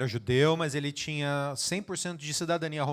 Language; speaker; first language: Portuguese; native; Portuguese